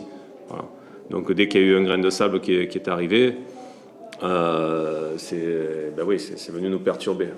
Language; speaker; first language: French; native; French